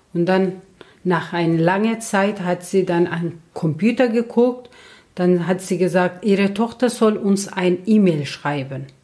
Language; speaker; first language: German; non-native, learner; Kurdish